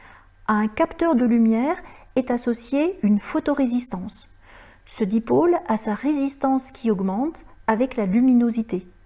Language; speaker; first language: French; native; French